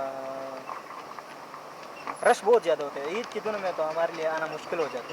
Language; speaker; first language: Hindi; non-native, local second language; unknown